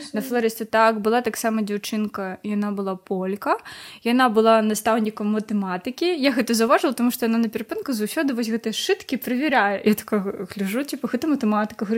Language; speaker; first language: Belarusian; non-native, local second language; Russian